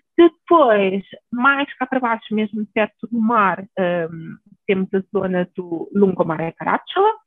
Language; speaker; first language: Portuguese; early bilingual, other home language; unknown